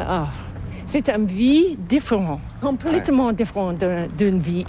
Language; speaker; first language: French; non-native, local second language; English